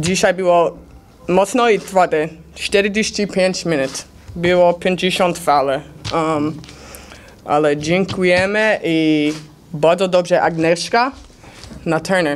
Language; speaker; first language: Polish; non-native, learner; English